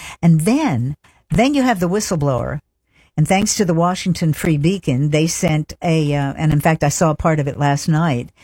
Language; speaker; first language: English; early bilingual, other home language; French